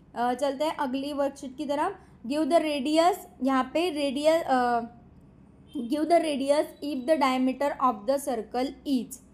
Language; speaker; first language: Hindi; non-native, local second language; Marathi